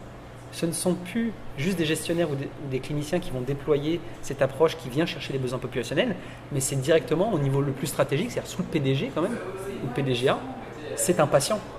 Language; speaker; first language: French; native; French